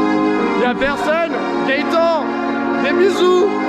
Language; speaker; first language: French; native; French